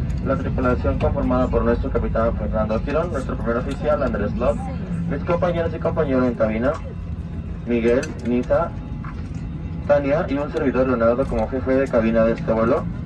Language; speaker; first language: Spanish; native; Spanish